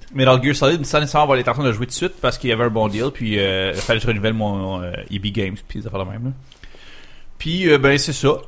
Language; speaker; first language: French; native; French